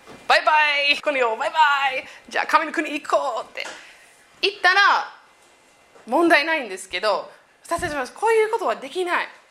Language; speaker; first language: Japanese; non-native, fluent; English